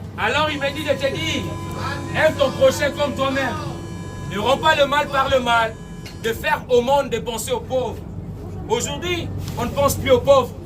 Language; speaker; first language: French; non-native, local second language; Lingala